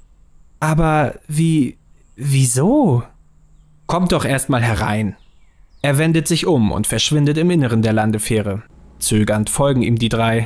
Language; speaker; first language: German; native; German